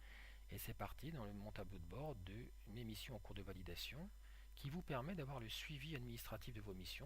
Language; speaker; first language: French; native; French